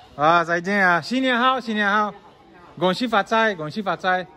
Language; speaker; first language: Chinese; non-native, learner; English